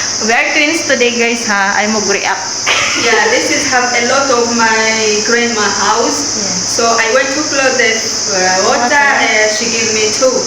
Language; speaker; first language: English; non-native, learner; Cebuano